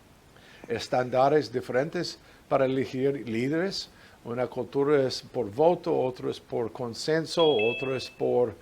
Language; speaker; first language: Spanish; non-native, fluent; English